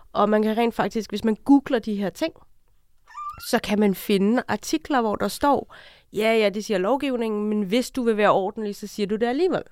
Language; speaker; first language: Danish; native; Danish